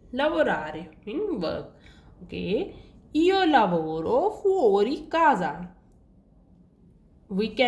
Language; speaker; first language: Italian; non-native, learner; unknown